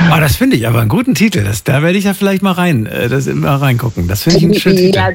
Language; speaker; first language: German; native; German